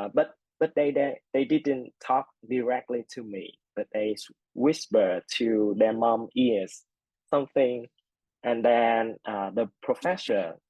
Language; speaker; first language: English; non-native, fluent; Vietnamese